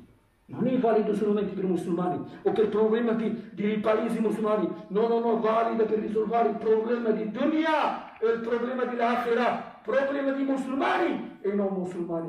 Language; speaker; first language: Italian; non-native, fluent; Arabic